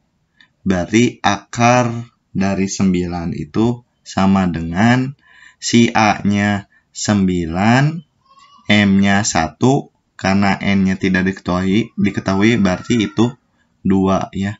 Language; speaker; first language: Indonesian; native; Indonesian